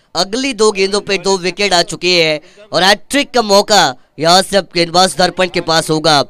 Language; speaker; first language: Hindi; non-native, local second language; Marathi